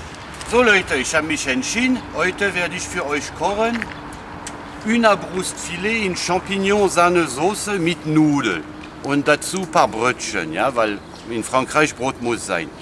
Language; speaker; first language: German; non-native, fluent; French